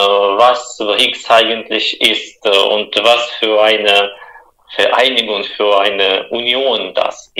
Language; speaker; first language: German; non-native, fluent; Russian